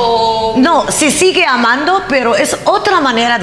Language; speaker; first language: Spanish; native; Spanish